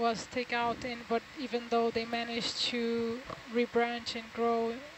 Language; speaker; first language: English; non-native, fluent; Portuguese